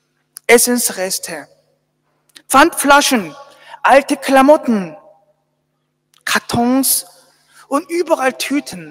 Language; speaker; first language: German; non-native, fluent; Korean